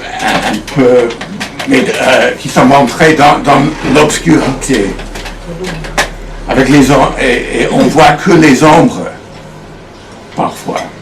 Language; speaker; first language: French; non-native, fluent; English